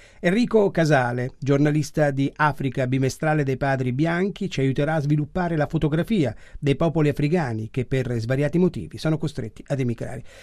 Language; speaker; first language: Italian; native; Italian